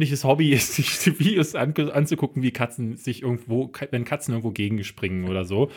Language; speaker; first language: German; native; German